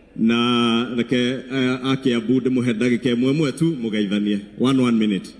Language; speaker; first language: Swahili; non-native, local second language; Kikuyu